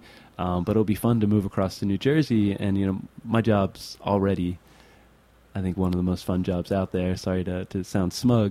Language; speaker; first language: English; native; English